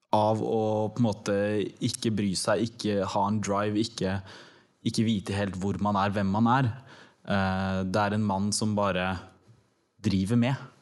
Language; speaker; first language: Norwegian; early bilingual, other home language; Turkish